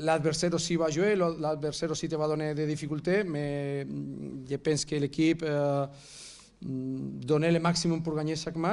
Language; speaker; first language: French; non-native, fluent; Catalan